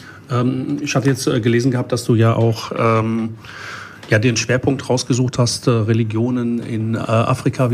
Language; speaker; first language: German; early bilingual, other home language; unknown